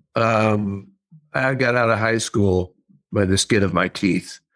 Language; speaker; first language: English; native; English